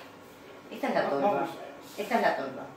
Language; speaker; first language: Spanish; native; Spanish